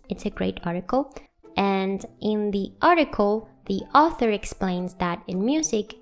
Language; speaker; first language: English; non-native, fluent; Spanish